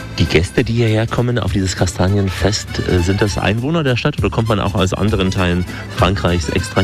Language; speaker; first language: German; native; German